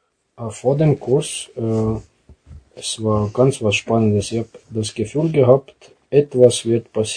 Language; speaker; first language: German; non-native, fluent; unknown